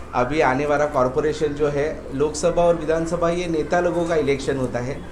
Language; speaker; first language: Hindi; non-native, local second language; Marathi